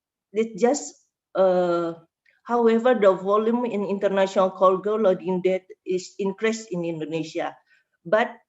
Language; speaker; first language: English; non-native, learner; Indonesian